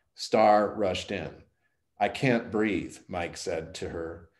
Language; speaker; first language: English; native; English